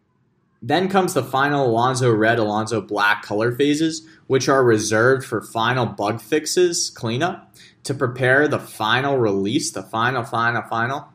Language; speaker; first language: English; native; English